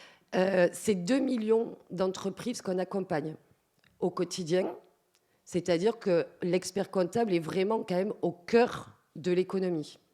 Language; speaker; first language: French; native; French